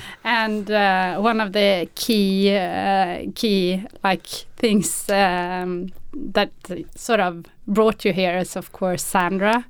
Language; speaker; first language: English; non-native, fluent; Swedish